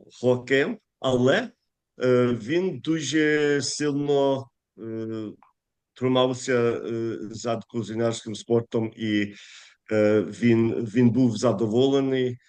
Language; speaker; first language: Ukrainian; early bilingual, heritage; Ukrainian